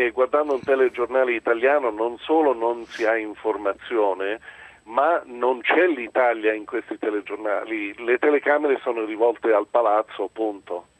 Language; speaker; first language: Italian; early bilingual, other home language; English